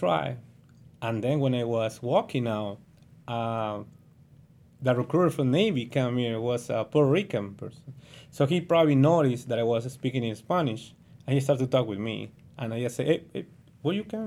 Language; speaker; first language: English; non-native, learner; Spanish